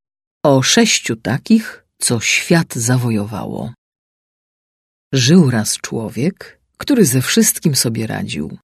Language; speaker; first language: Polish; native; Polish